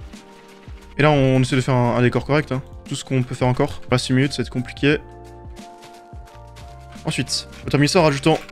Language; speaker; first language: French; native; French